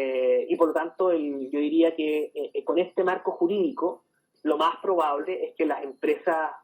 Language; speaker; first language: Spanish; native; Spanish